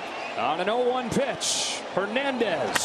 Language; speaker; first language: English; native; English